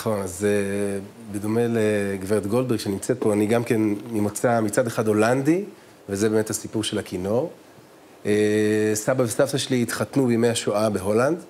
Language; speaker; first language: Hebrew; native; Hebrew